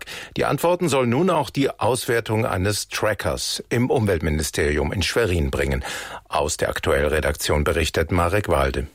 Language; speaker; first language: German; native; German